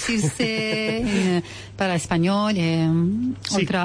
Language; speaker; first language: Spanish; non-native, learner; Arabic